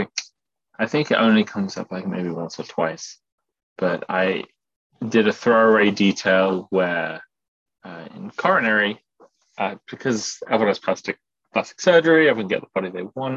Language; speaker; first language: English; native; English